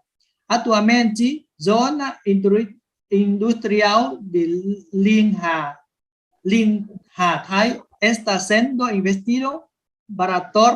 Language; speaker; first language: Portuguese; non-native, learner; Vietnamese